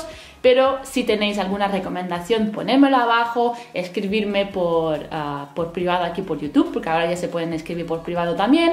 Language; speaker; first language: Spanish; native; Spanish